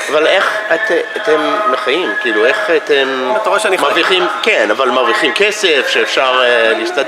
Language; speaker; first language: Hebrew; non-native, fluent; English